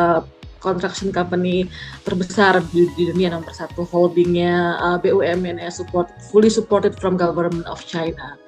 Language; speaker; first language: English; non-native, fluent; Indonesian